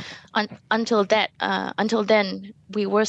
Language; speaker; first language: English; non-native, local second language; Malay